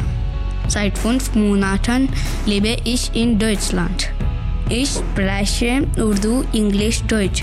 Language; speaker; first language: German; early bilingual, other home language; Urdu